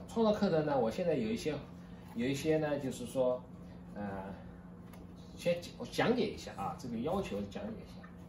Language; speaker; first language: Chinese; native; Chinese